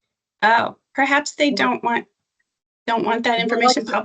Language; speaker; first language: English; native; English